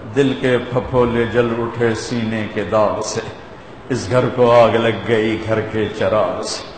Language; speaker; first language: Urdu; non-native, local second language; Punjabi